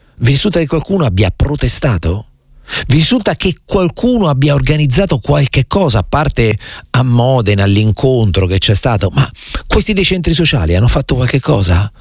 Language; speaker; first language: Italian; native; Italian